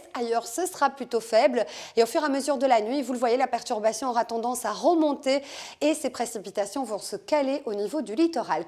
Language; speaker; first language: French; native; French